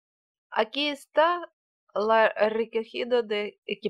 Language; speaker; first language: Spanish; non-native, learner; Russian